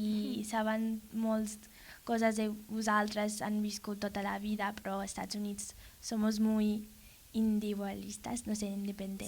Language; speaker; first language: Catalan; non-native, learner; English